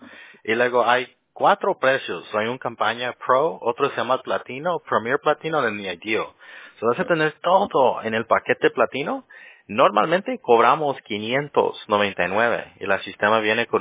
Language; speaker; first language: Spanish; early bilingual, heritage; Spanish